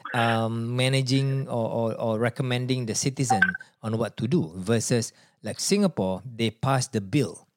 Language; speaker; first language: English; non-native, local second language; Malay